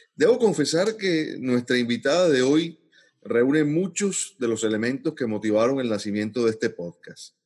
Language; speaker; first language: Spanish; native; Spanish